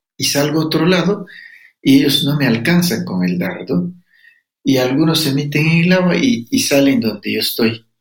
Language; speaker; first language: Spanish; non-native, local second language; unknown